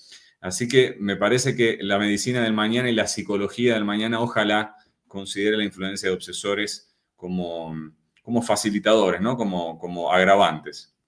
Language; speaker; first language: Spanish; native; Spanish